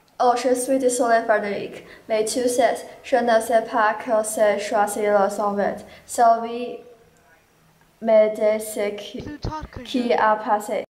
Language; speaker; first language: French; non-native, learner; English